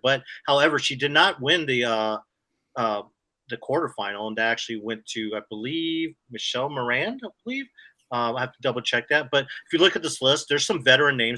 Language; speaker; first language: English; native; English